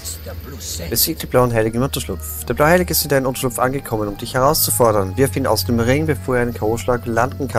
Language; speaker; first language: German; native; German